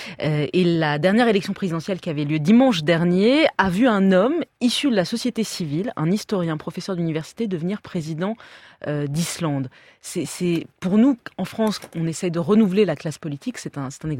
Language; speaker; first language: French; native; French